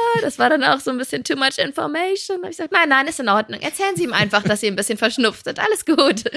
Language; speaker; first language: German; native; German